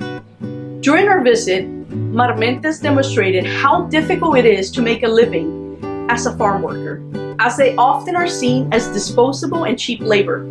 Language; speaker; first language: English; non-native, local second language; Spanish